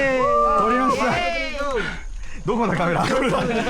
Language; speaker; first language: Japanese; native; Japanese